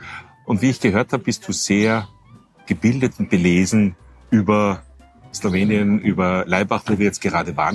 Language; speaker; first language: German; native; German